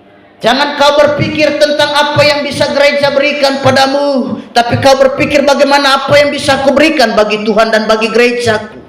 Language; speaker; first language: Indonesian; native; Indonesian